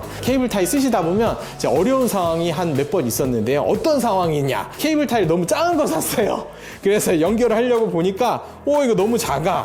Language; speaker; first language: Korean; native; Korean